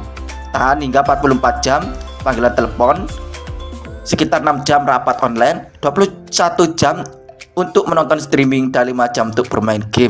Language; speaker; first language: Indonesian; native; Indonesian